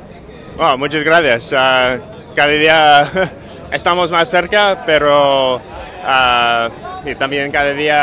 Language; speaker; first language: Spanish; non-native, fluent; English